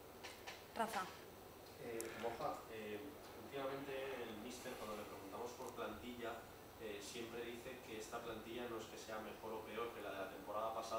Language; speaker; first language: Spanish; native; Spanish